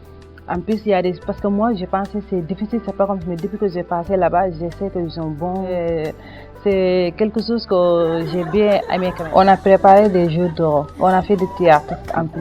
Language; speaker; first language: French; non-native, learner; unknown